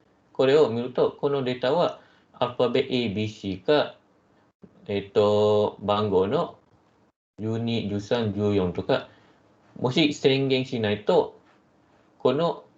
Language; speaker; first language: Japanese; non-native, fluent; Malay